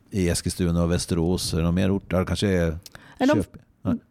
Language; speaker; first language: Swedish; native; Swedish